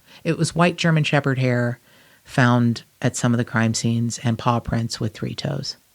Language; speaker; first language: English; native; English